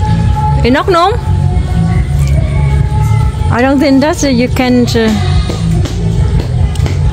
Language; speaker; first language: English; non-native, learner; Vietnamese